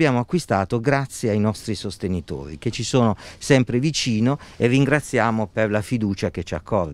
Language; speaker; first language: Italian; native; Italian